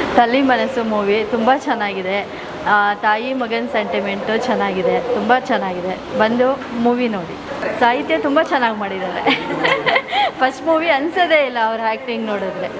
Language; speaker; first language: Kannada; native; Kannada